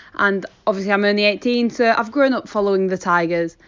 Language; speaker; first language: English; native; English